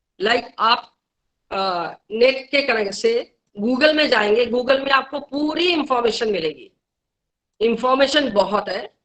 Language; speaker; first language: Hindi; native; Hindi